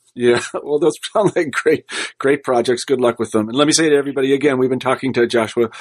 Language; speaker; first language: English; native; English